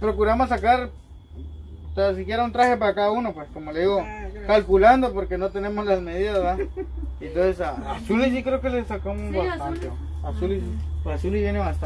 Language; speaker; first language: Spanish; native; Spanish